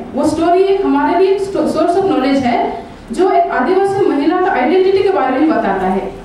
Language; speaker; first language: Hindi; non-native, local second language; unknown